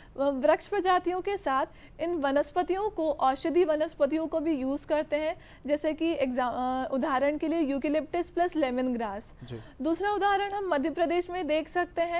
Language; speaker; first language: Hindi; native; Hindi